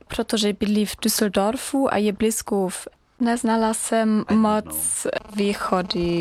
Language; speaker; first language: Czech; non-native, learner; German